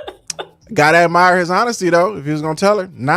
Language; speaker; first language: English; native; English